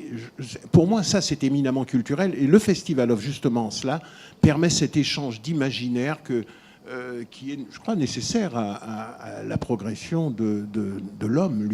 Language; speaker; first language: French; native; French